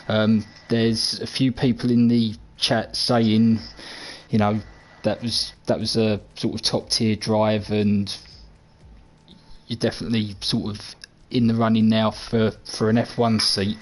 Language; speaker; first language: English; native; English